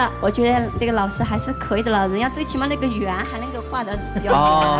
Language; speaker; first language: Chinese; native; Chinese